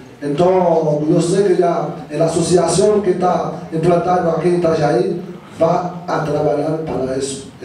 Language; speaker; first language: Portuguese; non-native, learner; Haitian Creole